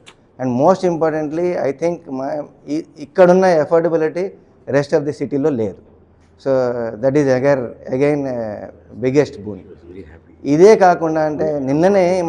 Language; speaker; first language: Telugu; native; Telugu